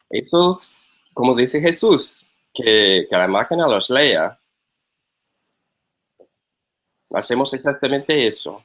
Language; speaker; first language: Spanish; non-native, fluent; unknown